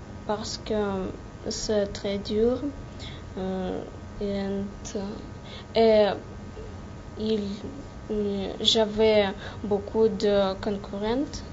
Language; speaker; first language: French; non-native, learner; Russian